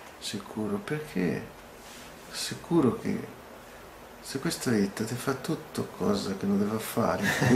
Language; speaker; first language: Italian; non-native, learner; Portuguese